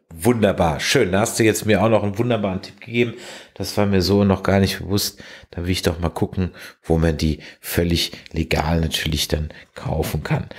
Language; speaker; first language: German; native; German